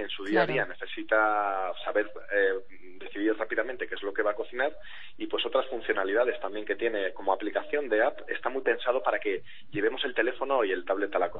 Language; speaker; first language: Spanish; native; Spanish